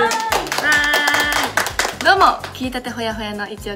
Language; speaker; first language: Japanese; native; Japanese